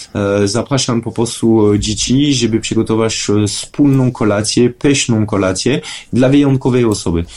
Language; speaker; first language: Polish; non-native, fluent; French